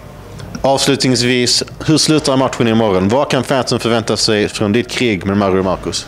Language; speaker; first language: Swedish; native; Swedish